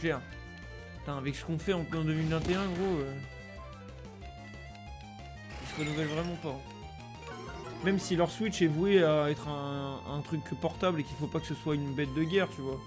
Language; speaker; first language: French; native; French